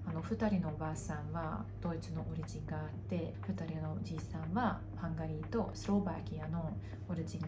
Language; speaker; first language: Japanese; non-native, fluent; Hungarian